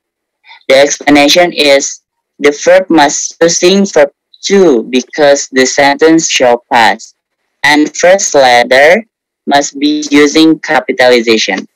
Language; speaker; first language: English; non-native, learner; Indonesian